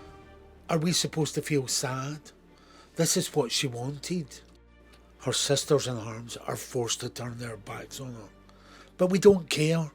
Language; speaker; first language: English; native; English